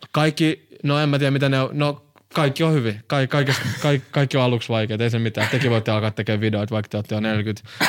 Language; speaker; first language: Finnish; early bilingual, other home language; Arabic